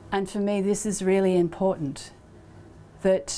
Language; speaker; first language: English; native; English